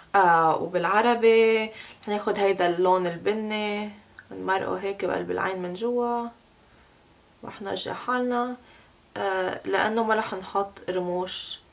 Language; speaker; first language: Arabic; early bilingual, heritage; Arabic